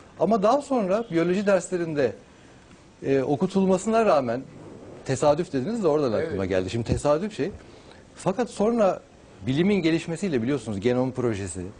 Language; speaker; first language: Turkish; native; Turkish